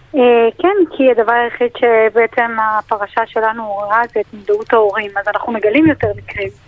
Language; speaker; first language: Hebrew; native; Hebrew